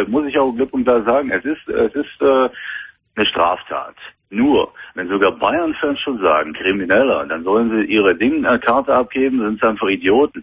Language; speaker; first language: German; native; German